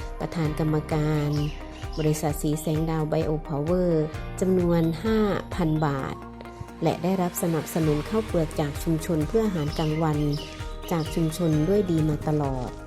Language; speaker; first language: Thai; native; Thai